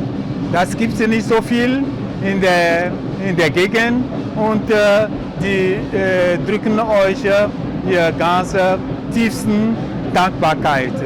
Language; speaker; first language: German; non-native, fluent; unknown